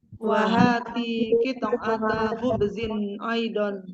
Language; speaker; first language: Arabic; non-native, learner; Indonesian